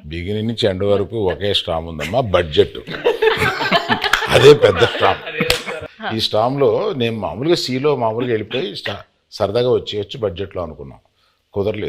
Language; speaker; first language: Telugu; native; Telugu